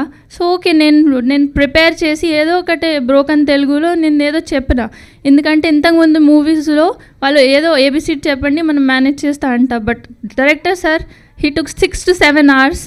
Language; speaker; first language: Telugu; non-native, learner; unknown